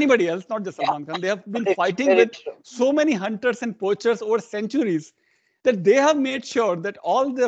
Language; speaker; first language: English; non-native, local second language; Hindi